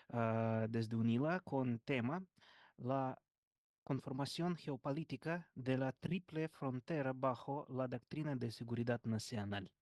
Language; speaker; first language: Spanish; non-native, learner; Russian